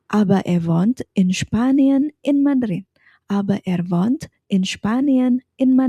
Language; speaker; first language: German; non-native, fluent; Indonesian